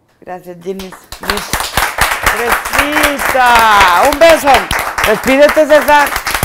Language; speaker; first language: Spanish; native; Spanish